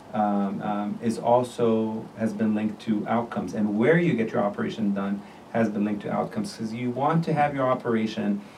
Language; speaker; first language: English; non-native, fluent; Arabic